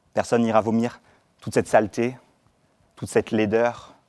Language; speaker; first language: French; native; French